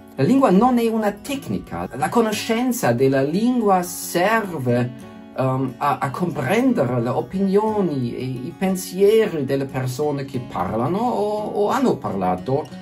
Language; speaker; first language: Italian; non-native, fluent; German